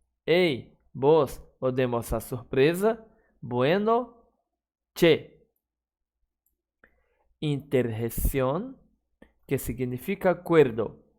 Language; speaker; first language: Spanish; non-native, fluent; Portuguese